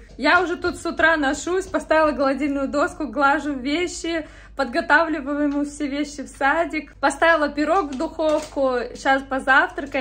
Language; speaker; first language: Russian; native; Russian